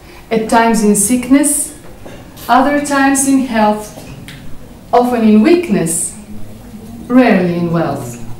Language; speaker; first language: English; non-native, fluent; Bulgarian